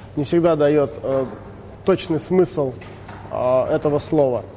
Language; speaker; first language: Russian; native; Russian